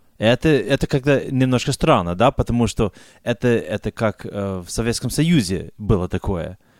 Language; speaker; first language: Russian; non-native, fluent; English